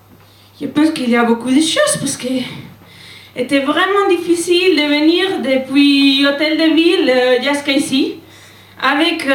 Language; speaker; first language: French; non-native, learner; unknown